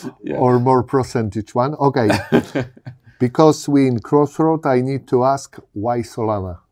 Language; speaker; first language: English; non-native, learner; Polish